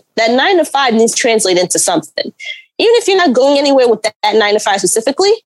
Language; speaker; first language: English; native; English